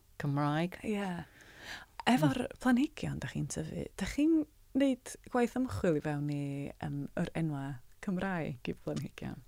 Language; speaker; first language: Welsh; native; Welsh